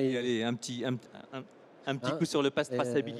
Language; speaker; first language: French; native; French